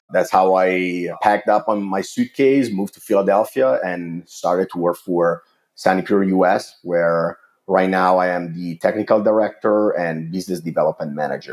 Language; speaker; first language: English; non-native, fluent; Italian